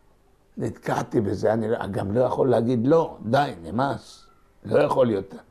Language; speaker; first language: Hebrew; non-native, local second language; Ladino